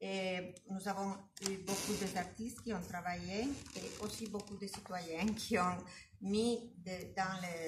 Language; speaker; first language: French; non-native, learner; Italian